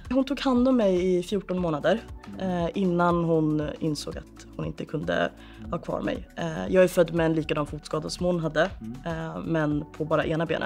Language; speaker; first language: Swedish; native; Swedish